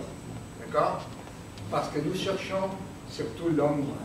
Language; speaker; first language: French; non-native, learner; Spanish